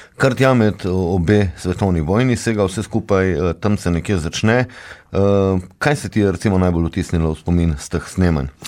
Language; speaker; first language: Slovenian; native; Slovenian